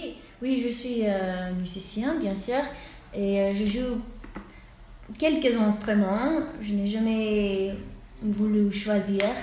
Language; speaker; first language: French; non-native, fluent; English